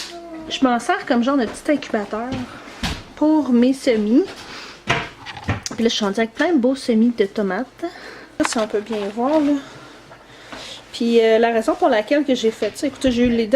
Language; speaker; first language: French; native; French